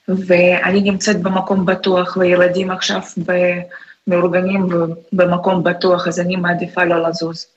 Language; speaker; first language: Hebrew; non-native, fluent; Russian